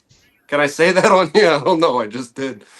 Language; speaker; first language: English; native; English